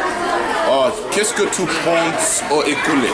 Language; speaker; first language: French; non-native, learner; English